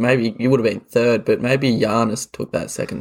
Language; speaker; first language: English; native; English